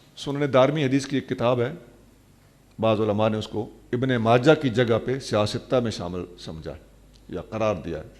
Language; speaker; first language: Urdu; non-native, local second language; Saraiki